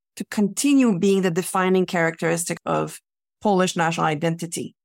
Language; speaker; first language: English; native; English